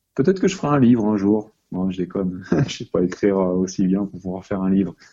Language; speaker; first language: French; native; French